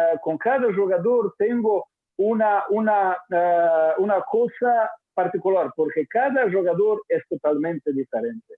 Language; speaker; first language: Portuguese; non-native, learner; Croatian